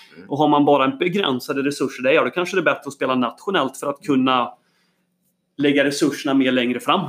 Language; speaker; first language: Swedish; native; Swedish